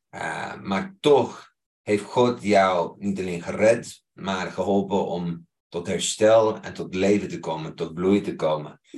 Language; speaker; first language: Dutch; non-native, fluent; English